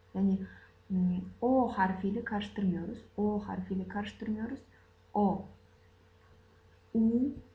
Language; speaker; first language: Turkish; non-native, fluent; Kazakh